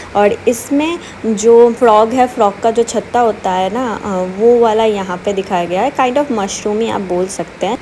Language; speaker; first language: Hindi; non-native, local second language; Bangla